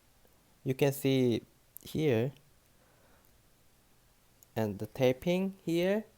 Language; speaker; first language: English; non-native, learner; Korean